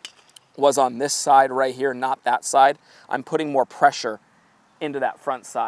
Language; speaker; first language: English; native; English